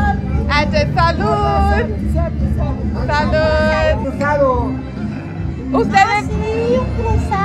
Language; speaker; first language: Spanish; non-native, learner; English